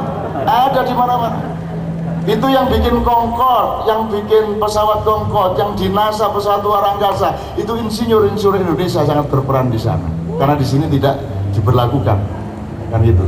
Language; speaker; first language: Indonesian; non-native, local second language; Javanese